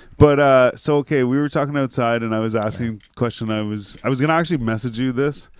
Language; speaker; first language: English; native; English